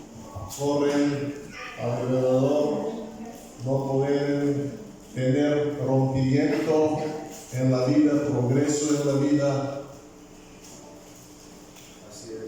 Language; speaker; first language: Spanish; non-native, fluent; Bulgarian